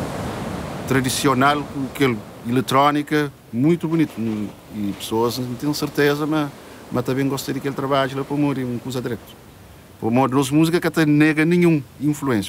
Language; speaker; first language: Portuguese; non-native, local second language; Kabuverdianu